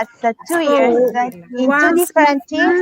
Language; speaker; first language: English; non-native, learner; Italian